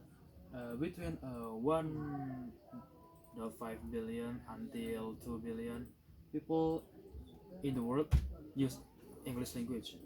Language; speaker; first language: English; non-native, learner; Indonesian